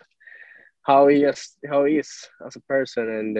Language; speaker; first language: English; non-native, fluent; Swedish